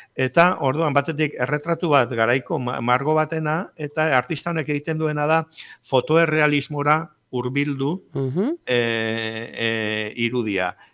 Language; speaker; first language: Basque; native; Basque